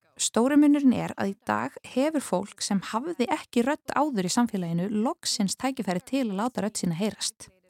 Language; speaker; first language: Icelandic; non-native, fluent; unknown